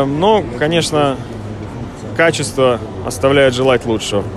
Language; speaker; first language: Russian; native; Russian